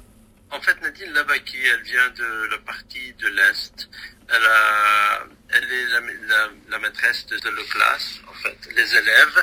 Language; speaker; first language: French; non-native, local second language; Arabic